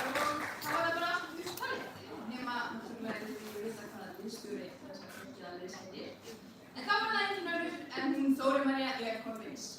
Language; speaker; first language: Icelandic; native; Icelandic